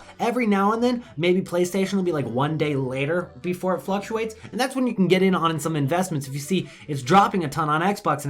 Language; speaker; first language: English; native; English